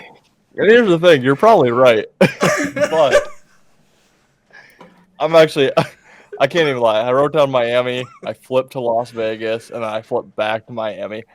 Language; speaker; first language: English; native; English